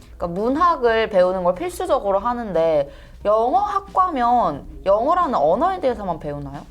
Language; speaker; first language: Korean; native; Korean